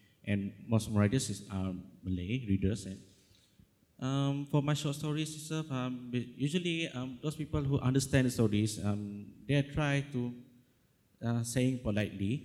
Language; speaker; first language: English; non-native, local second language; Malay